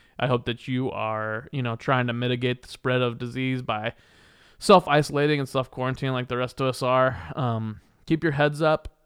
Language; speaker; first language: English; native; English